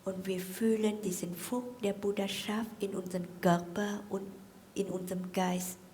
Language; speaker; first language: German; non-native, fluent; Vietnamese